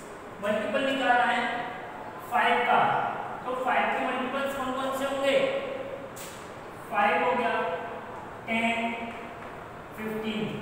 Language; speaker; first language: Hindi; native; Hindi